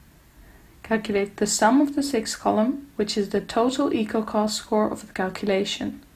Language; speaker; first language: English; non-native, fluent; Dutch